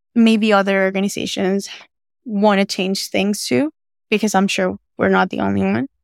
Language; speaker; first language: English; non-native, fluent; Spanish